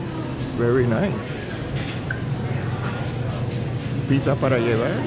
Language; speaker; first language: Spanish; early bilingual, heritage; Spanish